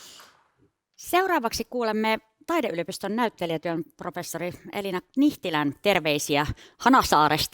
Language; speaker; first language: Finnish; native; Finnish